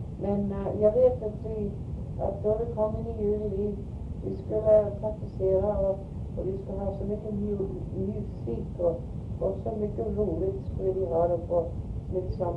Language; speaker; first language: Swedish; early bilingual, heritage; Swedish